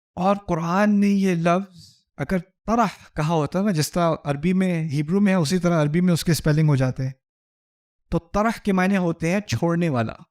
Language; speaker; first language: Urdu; early bilingual, heritage; Urdu